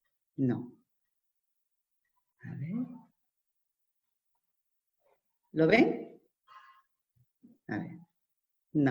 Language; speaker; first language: Spanish; native; Spanish